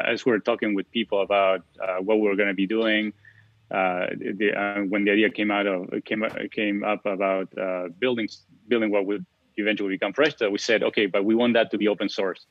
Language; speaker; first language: English; non-native, fluent; Spanish